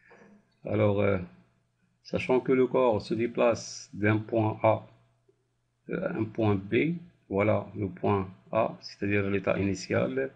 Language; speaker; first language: French; non-native, local second language; Arabic